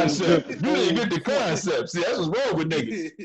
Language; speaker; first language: English; native; English